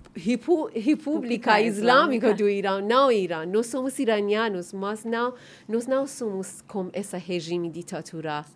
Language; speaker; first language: Portuguese; non-native, fluent; Persian